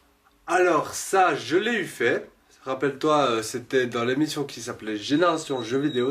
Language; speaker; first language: French; native; French